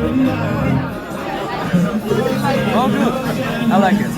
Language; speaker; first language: English; non-native, learner; Korean